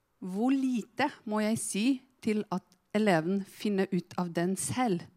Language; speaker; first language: Norwegian; non-native, fluent; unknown